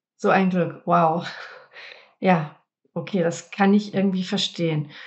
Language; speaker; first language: German; native; German